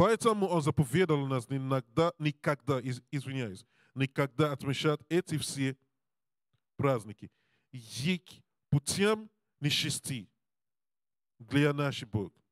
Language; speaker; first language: Russian; non-native, learner; English